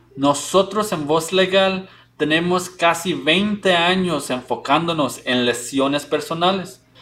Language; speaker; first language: Spanish; early bilingual, heritage; Spanish